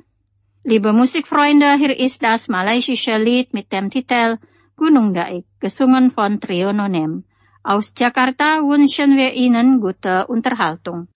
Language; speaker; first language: German; non-native, fluent; Indonesian